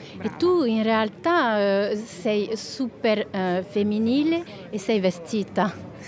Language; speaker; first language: Italian; non-native, fluent; French